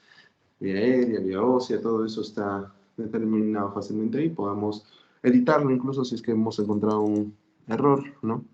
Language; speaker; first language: Spanish; native; Spanish